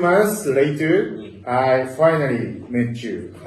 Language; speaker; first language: English; non-native, learner; Japanese